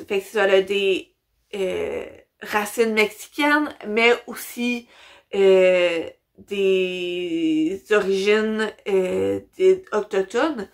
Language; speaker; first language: French; native; French